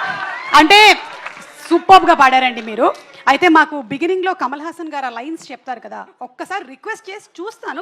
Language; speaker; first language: Telugu; native; Telugu